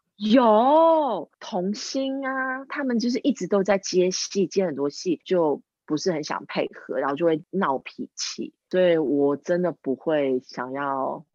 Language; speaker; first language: Chinese; non-native, local second language; English